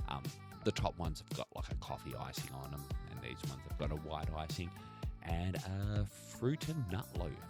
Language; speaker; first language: English; native; English